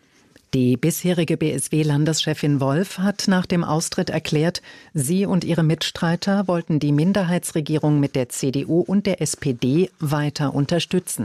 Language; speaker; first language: German; native; German